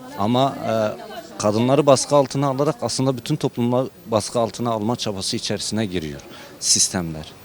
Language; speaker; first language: Turkish; non-native, local second language; Kurdish